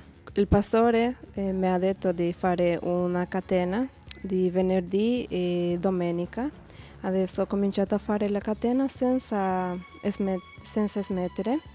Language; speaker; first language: Italian; non-native, learner; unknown